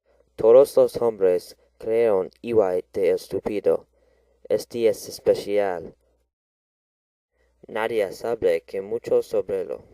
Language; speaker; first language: Spanish; non-native, learner; English